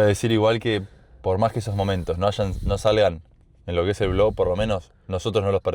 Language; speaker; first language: Spanish; native; Spanish